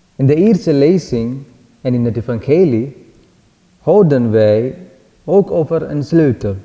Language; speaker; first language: Dutch; non-native, fluent; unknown